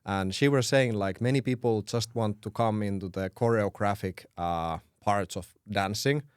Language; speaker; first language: English; non-native, fluent; Finnish